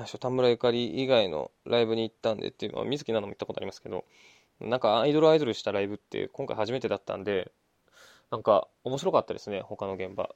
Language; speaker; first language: Japanese; native; Japanese